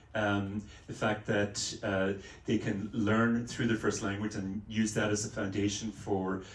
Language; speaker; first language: English; native; English